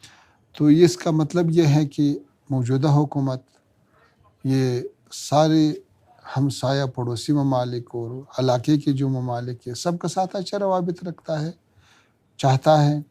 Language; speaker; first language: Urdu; non-native, learner; Pashto